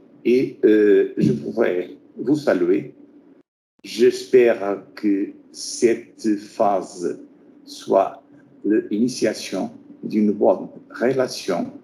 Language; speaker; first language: French; non-native, fluent; Portuguese